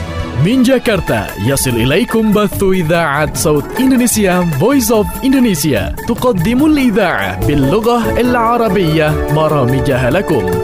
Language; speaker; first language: Arabic; non-native, fluent; Indonesian